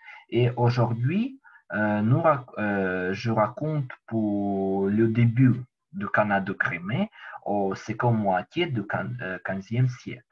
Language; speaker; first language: French; non-native, learner; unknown